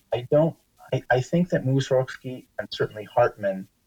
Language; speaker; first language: English; native; English